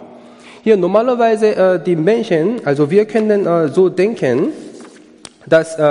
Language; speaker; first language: German; non-native, learner; Korean